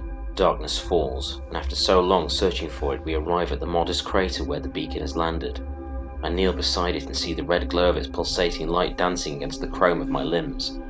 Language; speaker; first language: English; native; English